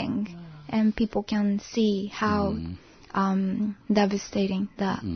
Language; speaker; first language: English; non-native, fluent; Japanese